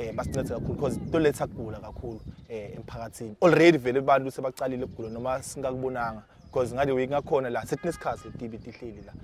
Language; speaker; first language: Zulu; non-native, local second language; Swati